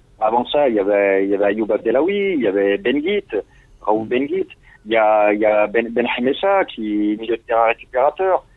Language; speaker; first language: French; non-native, local second language; Arabic